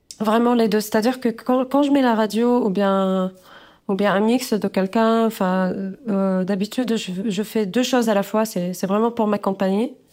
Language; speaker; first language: French; non-native, local second language; Arabic